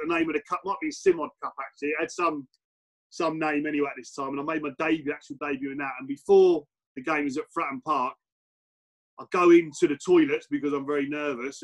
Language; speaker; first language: English; native; English